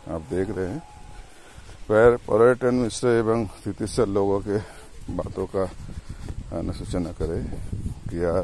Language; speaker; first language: Hindi; non-native, local second language; Bangla